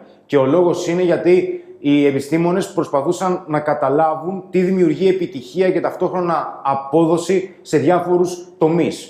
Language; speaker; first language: Greek; native; Greek